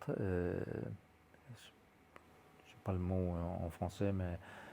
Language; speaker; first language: French; non-native, fluent; Danish